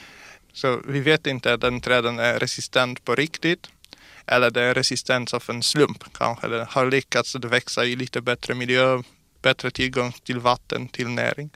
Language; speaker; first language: Swedish; non-native, fluent; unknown